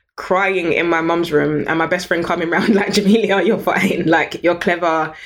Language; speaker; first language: English; native; English